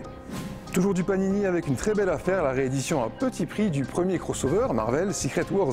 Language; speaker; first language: French; native; French